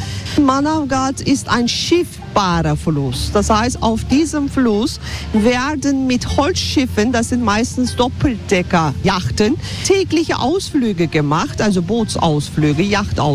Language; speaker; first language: German; non-native, fluent; Turkish